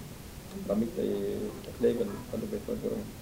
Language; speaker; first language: German; non-native, fluent; Vietnamese